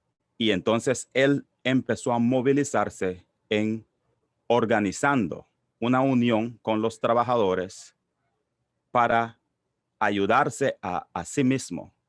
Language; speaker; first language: Spanish; non-native, local second language; English